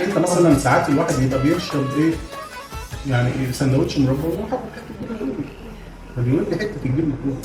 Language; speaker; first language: Arabic; native; Arabic